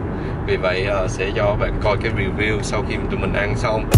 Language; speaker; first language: Vietnamese; early bilingual, other home language; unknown